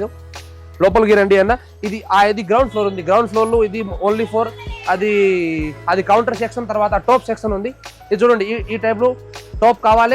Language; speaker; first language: Telugu; non-native, local second language; Urdu